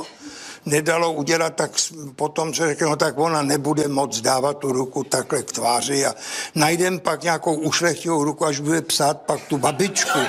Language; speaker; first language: Czech; native; Czech